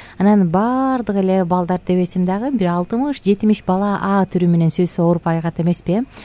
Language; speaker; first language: Kyrgyz; native; Kyrgyz